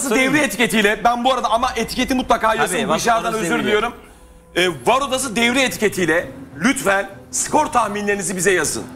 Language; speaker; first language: Turkish; native; Turkish